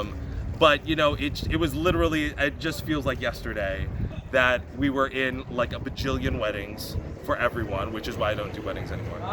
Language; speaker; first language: English; native; English